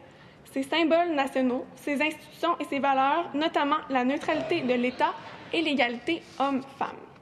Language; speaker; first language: French; native; French